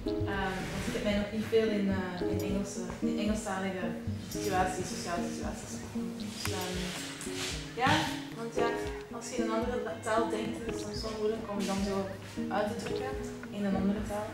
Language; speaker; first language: Dutch; non-native, fluent; English